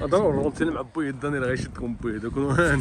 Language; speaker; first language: Arabic; native; Arabic